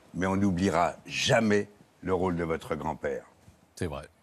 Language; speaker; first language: French; native; French